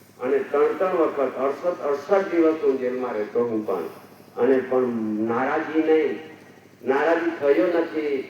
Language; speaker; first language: Gujarati; non-native, local second language; Bhili